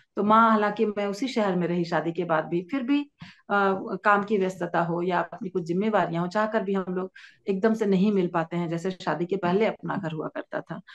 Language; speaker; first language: Hindi; native; Hindi